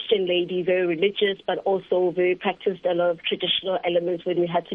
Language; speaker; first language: English; non-native, local second language; Zulu